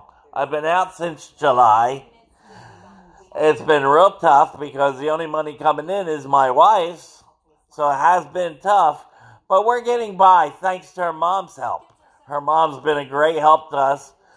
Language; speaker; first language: English; native; English